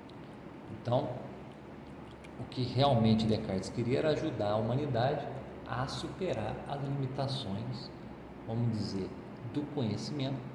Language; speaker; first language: Portuguese; native; Portuguese